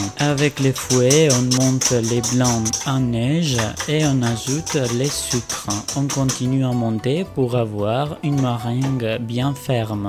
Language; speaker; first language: French; non-native, fluent; Greek